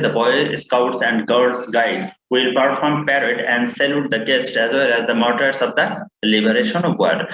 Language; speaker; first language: English; non-native, local second language; Bangla